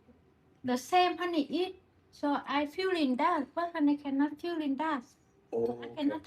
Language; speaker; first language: English; non-native, learner; Vietnamese